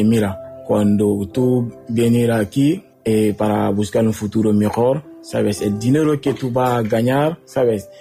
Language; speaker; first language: Spanish; non-native, learner; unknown